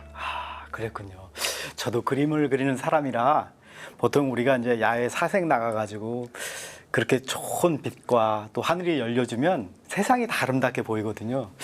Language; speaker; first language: Korean; native; Korean